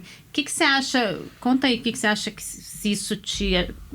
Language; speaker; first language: Portuguese; native; Portuguese